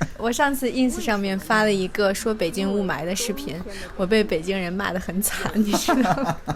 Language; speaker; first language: Chinese; native; Chinese